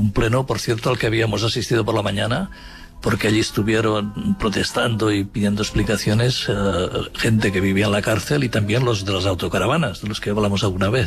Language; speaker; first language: Spanish; native; Spanish